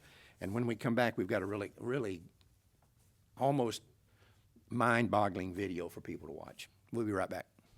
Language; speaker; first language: English; native; English